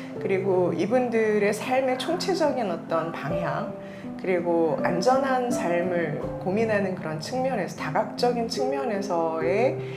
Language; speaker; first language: Korean; native; Korean